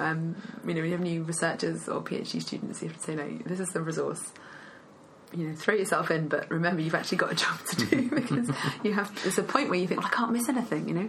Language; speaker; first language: English; native; English